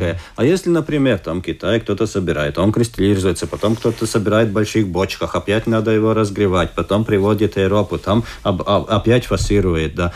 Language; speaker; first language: Russian; non-native, local second language; Latvian